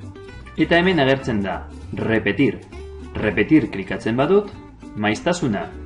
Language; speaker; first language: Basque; non-native, local second language; Spanish